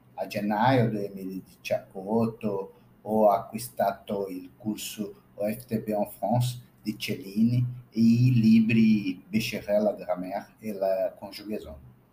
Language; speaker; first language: Italian; non-native, fluent; Portuguese